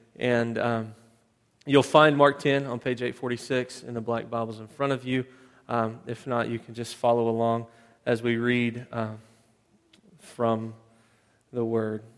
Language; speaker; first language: English; native; English